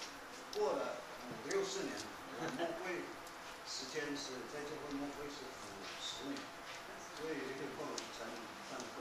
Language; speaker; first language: Chinese; non-native, local second language; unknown